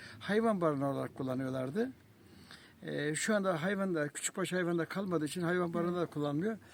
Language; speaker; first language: Turkish; native; Turkish